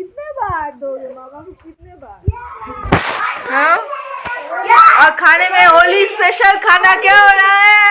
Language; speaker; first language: Hindi; non-native, local second language; Bangla